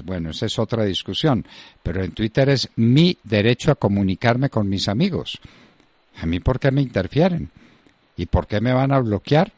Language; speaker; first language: Spanish; native; Spanish